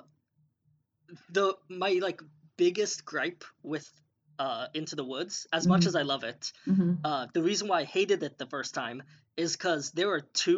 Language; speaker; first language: English; native; English